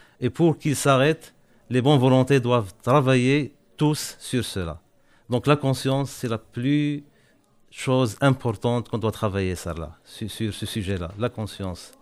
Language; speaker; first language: French; non-native, local second language; Arabic